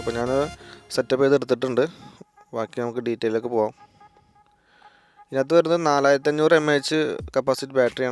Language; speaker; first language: Malayalam; native; Malayalam